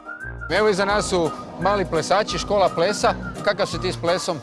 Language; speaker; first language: Croatian; native; Croatian